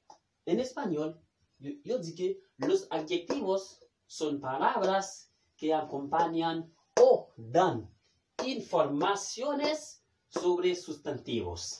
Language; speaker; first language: Spanish; non-native, fluent; Haitian Creole